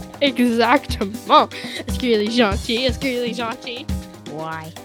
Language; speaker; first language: French; non-native, local second language; English